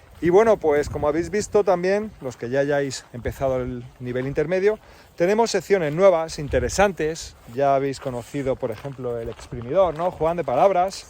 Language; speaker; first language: Spanish; native; Spanish